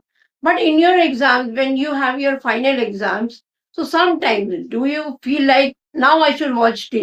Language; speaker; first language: English; non-native, local second language; Hindi